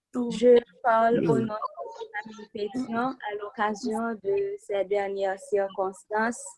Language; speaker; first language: French; non-native, local second language; Haitian Creole